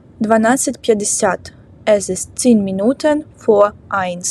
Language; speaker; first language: German; non-native, fluent; Ukrainian